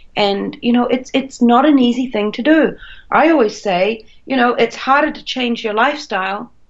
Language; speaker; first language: English; native; English